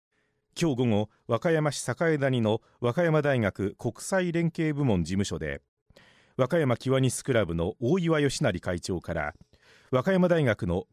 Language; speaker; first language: Japanese; native; Japanese